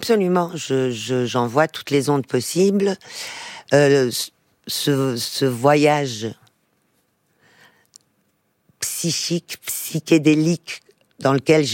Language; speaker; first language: French; non-native, fluent; Portuguese